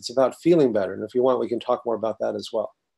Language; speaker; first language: English; native; English